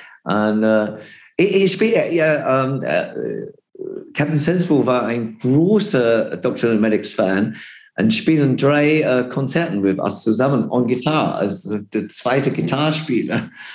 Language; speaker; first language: German; non-native, learner; English